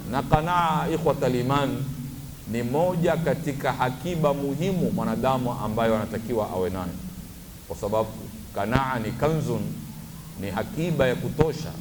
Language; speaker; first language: Swahili; native; Swahili